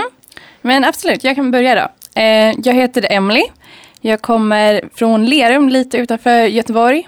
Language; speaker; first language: Swedish; native; Swedish